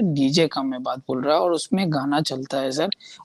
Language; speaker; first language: Hindi; non-native, local second language; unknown